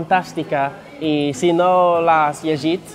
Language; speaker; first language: Catalan; non-native, fluent; English